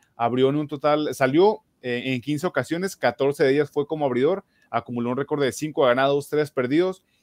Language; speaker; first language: Spanish; native; Spanish